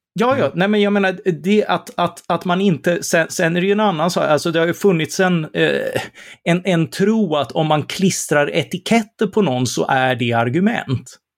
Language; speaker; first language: Swedish; native; Swedish